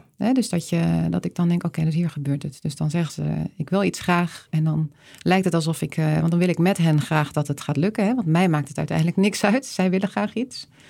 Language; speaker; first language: Dutch; native; Dutch